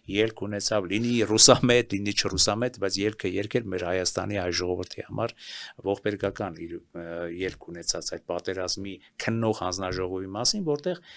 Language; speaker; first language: Armenian; native; Armenian